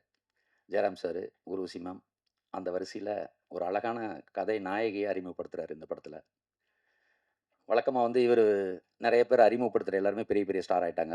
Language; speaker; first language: Tamil; native; Tamil